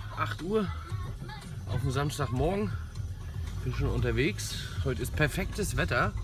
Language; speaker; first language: German; native; German